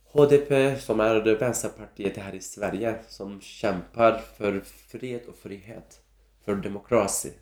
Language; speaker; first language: Swedish; non-native, fluent; Turkish